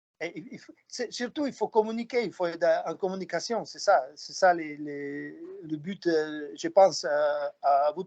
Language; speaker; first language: French; non-native, fluent; Slovak